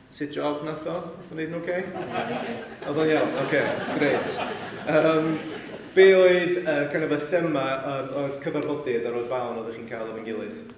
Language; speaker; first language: Welsh; native; Welsh